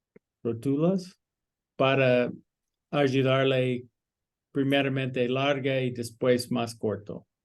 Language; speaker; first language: Spanish; non-native, learner; English